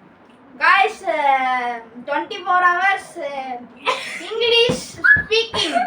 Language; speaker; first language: English; non-native, local second language; Tamil